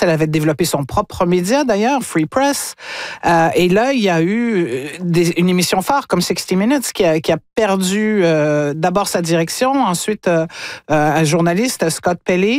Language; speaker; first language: French; native; French